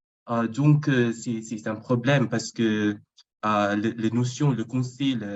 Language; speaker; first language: French; non-native, fluent; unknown